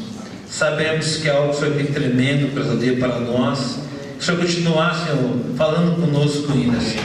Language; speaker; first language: Portuguese; native; Portuguese